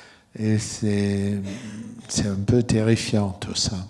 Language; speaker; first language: French; non-native, fluent; German